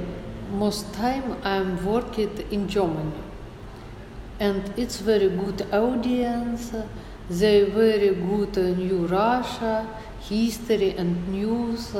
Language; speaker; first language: English; non-native, learner; Russian